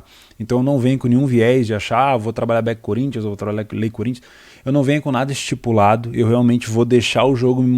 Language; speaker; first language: Portuguese; native; Portuguese